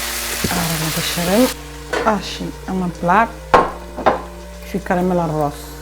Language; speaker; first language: Catalan; non-native, fluent; Fula